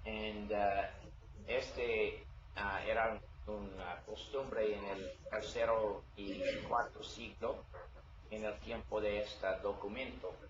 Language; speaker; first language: Spanish; non-native, learner; English